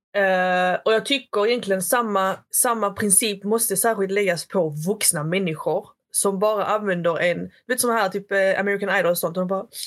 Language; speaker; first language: Swedish; early bilingual, other home language; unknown